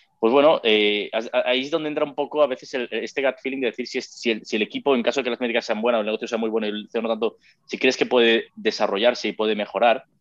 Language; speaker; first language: Spanish; native; Spanish